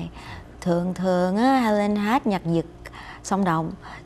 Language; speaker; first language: Vietnamese; non-native, fluent; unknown